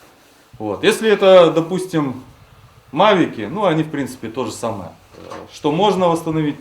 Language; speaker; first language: Russian; native; Russian